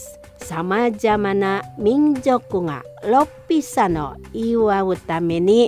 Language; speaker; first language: Japanese; non-native, fluent; Indonesian